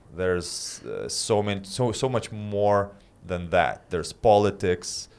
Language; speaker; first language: English; non-native, fluent; Lithuanian